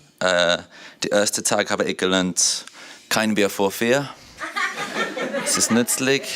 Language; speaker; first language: German; non-native, learner; English